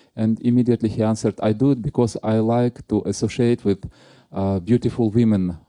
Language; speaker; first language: English; non-native, fluent; Russian